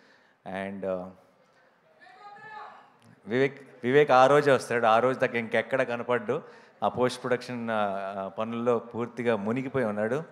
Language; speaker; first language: Telugu; native; Telugu